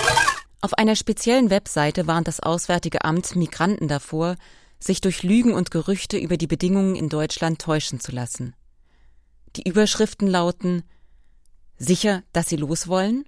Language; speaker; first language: German; native; German